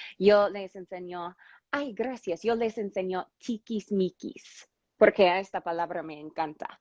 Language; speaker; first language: Spanish; non-native, fluent; English